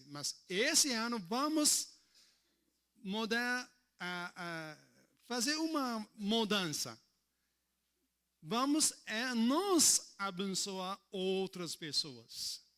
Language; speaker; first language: Portuguese; non-native, learner; Arabic